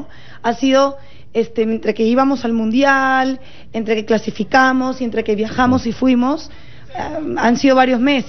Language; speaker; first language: Spanish; native; Spanish